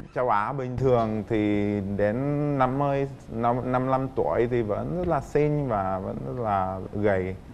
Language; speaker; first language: Vietnamese; non-native, fluent; Czech